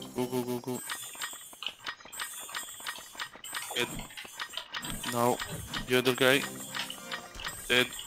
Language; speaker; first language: English; non-native, learner; Turkish